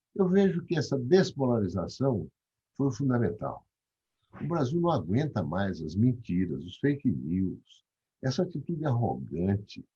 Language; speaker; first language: Portuguese; native; Portuguese